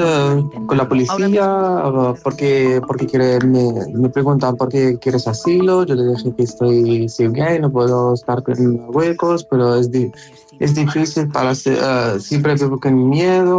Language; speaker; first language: Spanish; non-native, learner; Arabic